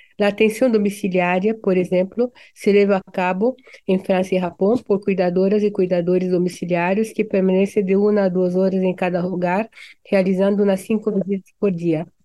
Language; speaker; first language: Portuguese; early bilingual, other home language; Japanese